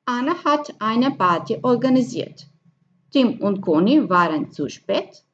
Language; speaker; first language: German; non-native, fluent; Macedonian